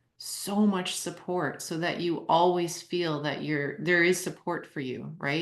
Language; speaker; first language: English; native; English